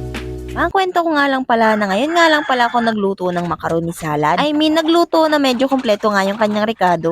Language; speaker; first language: Filipino; native; Filipino